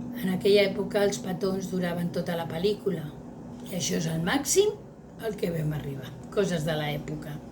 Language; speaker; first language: Catalan; non-native, local second language; Spanish